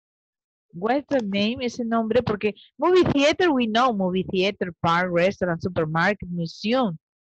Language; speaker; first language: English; non-native, learner; Spanish